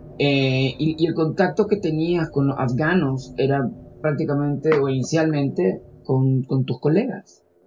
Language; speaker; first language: Spanish; native; Spanish